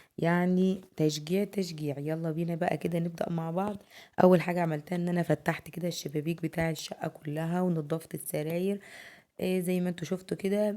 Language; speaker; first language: Arabic; native; Arabic